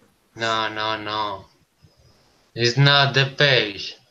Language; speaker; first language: English; non-native, learner; Spanish